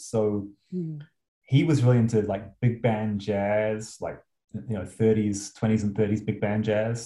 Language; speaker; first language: English; native; English